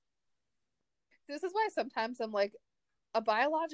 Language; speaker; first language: English; native; English